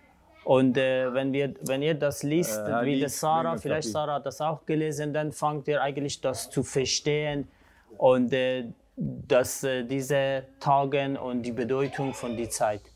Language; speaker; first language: German; non-native, fluent; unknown